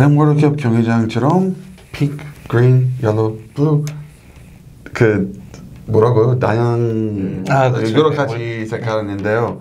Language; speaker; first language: Korean; non-native, learner; English